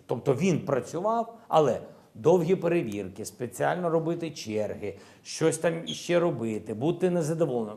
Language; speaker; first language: Ukrainian; non-native, local second language; Russian